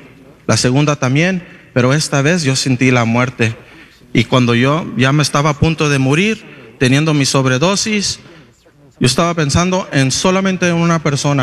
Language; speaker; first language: Spanish; early bilingual, heritage; Spanish